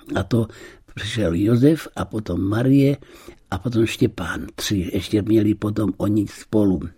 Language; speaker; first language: Czech; early bilingual, heritage; Czech